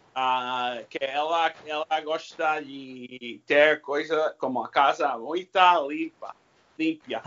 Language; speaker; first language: Portuguese; non-native, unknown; English